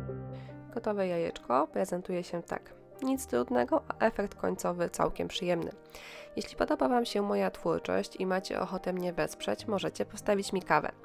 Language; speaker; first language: Polish; native; Polish